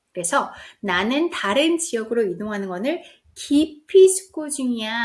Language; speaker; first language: Korean; native; Korean